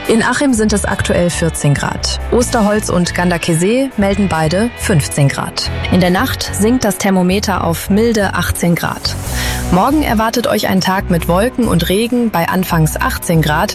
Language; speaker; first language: German; native; German